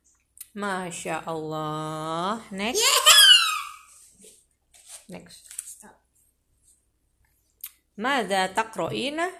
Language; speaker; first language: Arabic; non-native, learner; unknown